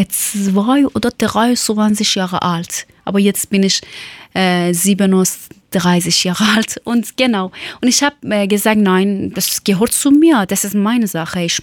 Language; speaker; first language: German; non-native, learner; Persian